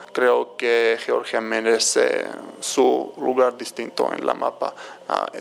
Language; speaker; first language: Spanish; non-native, fluent; Georgian